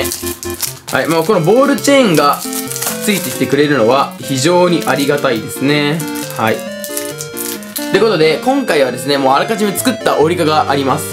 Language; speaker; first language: Japanese; native; Japanese